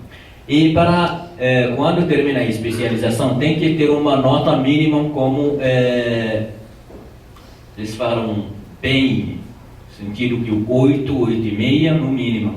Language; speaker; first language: Portuguese; non-native, fluent; Tamasheq